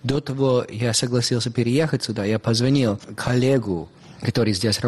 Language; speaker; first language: Russian; non-native, fluent; English